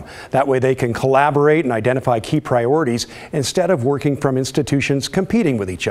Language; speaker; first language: English; native; English